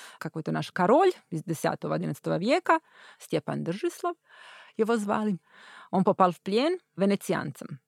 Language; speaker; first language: Russian; non-native, fluent; Croatian